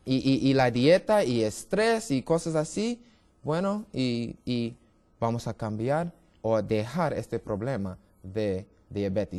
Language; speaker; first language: Spanish; non-native, learner; English